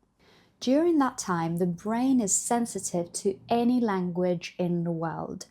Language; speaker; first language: English; non-native, fluent; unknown